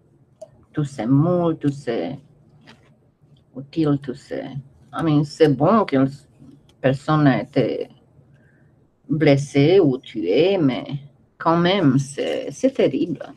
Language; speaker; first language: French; non-native, fluent; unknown